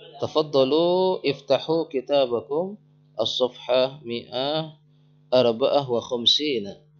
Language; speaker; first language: Arabic; non-native, fluent; Indonesian